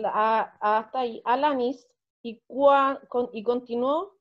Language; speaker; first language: Spanish; native; Spanish